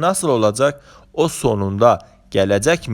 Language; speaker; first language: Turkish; non-native, fluent; Persian